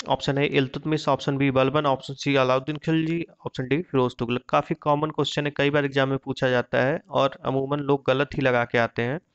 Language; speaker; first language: Hindi; native; Hindi